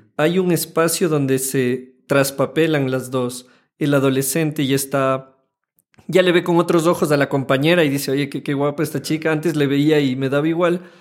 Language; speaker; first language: Spanish; native; Spanish